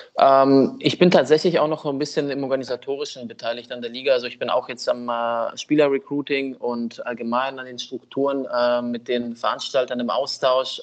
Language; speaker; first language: German; early bilingual, other home language; Russian